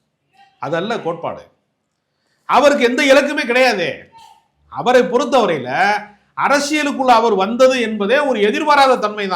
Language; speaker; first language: Tamil; native; Tamil